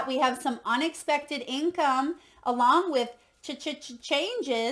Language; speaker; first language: English; native; English